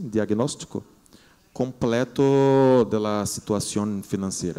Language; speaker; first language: Spanish; non-native, learner; Portuguese